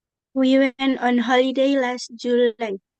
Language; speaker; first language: English; non-native, learner; Indonesian